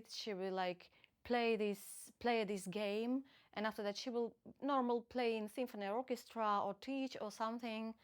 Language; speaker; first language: English; non-native, fluent; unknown